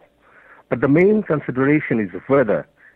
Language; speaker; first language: English; non-native, local second language; Bangla